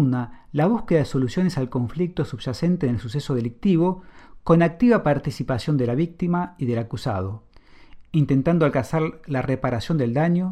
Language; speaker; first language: Spanish; native; Spanish